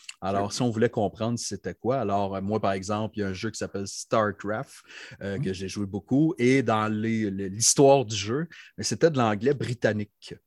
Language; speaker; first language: French; native; French